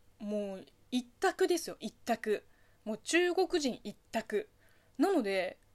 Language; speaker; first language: Japanese; non-native, fluent; Chinese